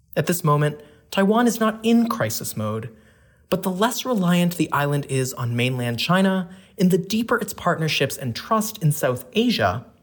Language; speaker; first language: English; native; English